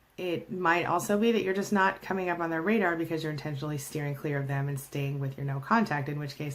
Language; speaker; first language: English; native; English